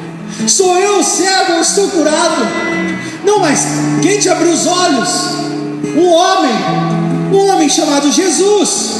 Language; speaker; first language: Portuguese; native; Portuguese